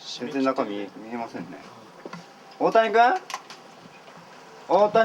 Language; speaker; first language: Japanese; native; Japanese